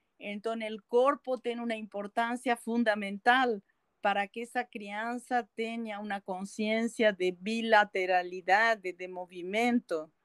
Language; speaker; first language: Spanish; native; Spanish